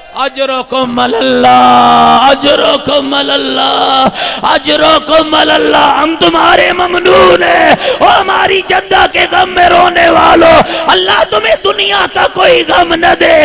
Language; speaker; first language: Urdu; native; Urdu